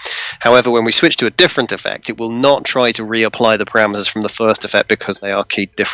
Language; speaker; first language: English; native; English